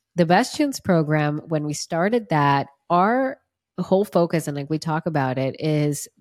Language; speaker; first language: English; non-native, fluent; Portuguese